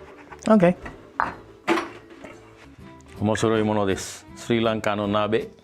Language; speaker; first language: Japanese; non-native, fluent; Sinhala